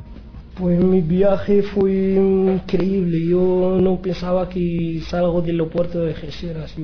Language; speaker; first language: Spanish; non-native, learner; Arabic